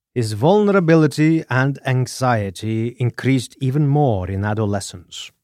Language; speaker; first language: English; non-native, fluent; Norwegian